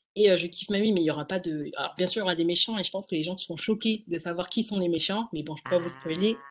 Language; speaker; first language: French; native; French